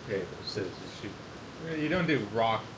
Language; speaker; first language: English; native; English